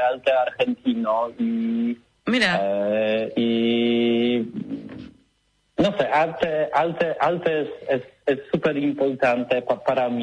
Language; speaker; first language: Spanish; non-native, learner; Polish